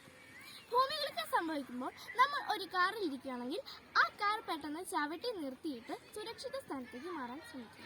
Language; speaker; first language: Malayalam; native; Malayalam